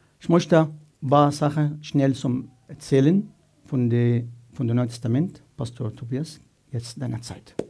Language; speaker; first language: German; non-native, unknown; Arabic